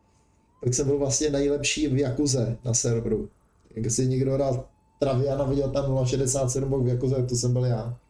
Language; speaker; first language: Czech; native; Czech